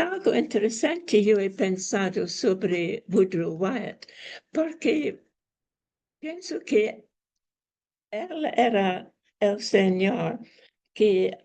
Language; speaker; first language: Spanish; non-native, learner; English